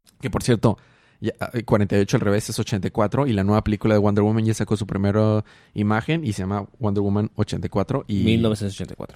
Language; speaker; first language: Spanish; native; Spanish